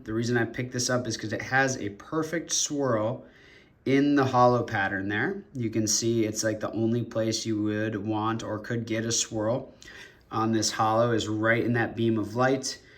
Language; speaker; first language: English; native; English